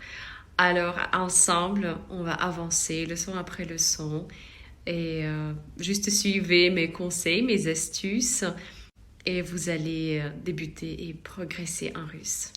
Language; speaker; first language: French; non-native, fluent; Russian